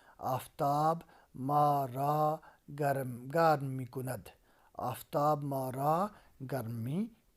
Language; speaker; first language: Persian; non-native, fluent; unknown